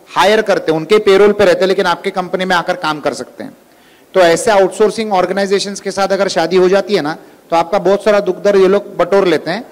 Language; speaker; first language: Hindi; non-native, local second language; Marathi